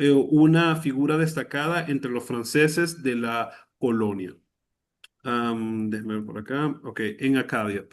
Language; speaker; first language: Spanish; native; Spanish